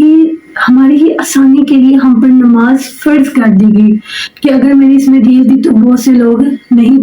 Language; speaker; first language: Urdu; native; Urdu